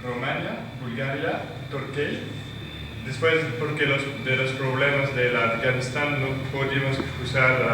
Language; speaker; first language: Spanish; non-native, learner; French